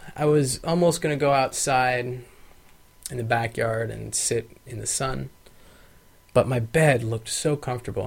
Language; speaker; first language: English; native; English